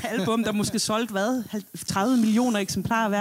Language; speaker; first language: Danish; native; Danish